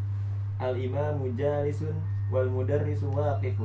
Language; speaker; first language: Arabic; non-native, learner; Indonesian